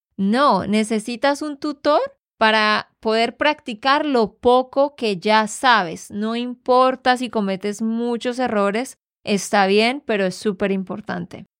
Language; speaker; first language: Spanish; native; Spanish